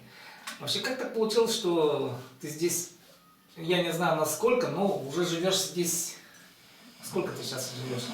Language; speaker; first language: Russian; native; Russian